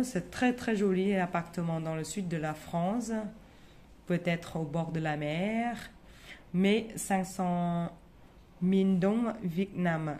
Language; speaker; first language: French; non-native, fluent; Vietnamese